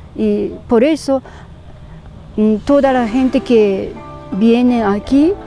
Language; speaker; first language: Spanish; non-native, learner; Japanese